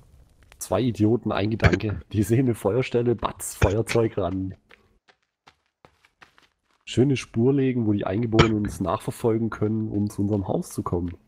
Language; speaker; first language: German; native; German